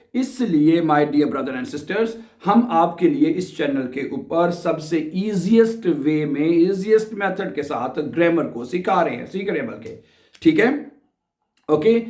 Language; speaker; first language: Urdu; non-native, local second language; Punjabi